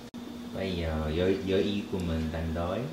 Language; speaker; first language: Vietnamese; non-native, learner; Korean